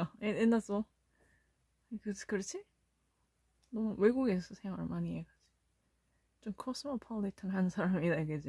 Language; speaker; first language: German; non-native, learner; Korean